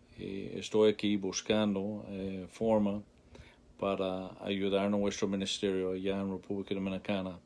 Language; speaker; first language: Spanish; non-native, learner; English